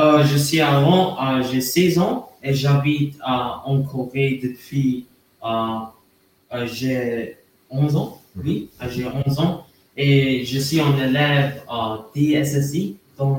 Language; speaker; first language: French; non-native, learner; German